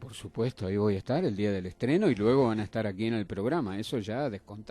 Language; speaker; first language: Spanish; native; Spanish